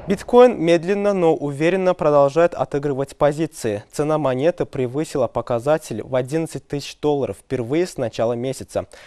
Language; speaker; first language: Russian; non-native, local second language; Azerbaijani